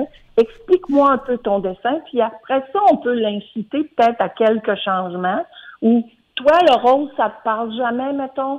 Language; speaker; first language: French; native; French